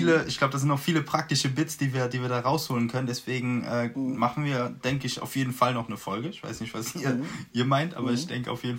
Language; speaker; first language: German; native; German